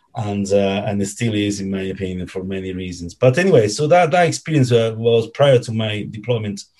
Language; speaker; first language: English; non-native, fluent; Italian